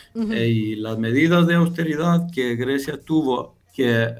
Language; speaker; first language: Spanish; non-native, fluent; Greek